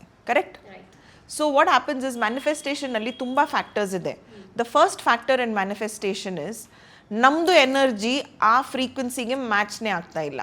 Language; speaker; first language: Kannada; non-native, local second language; Hindi